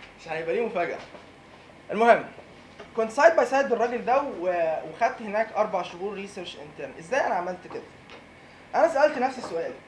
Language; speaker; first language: Arabic; native; Arabic